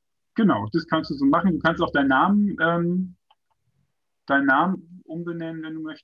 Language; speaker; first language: German; native; German